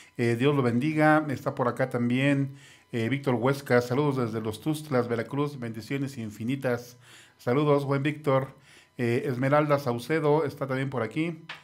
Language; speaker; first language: Spanish; native; Spanish